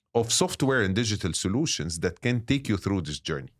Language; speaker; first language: English; non-native, fluent; Arabic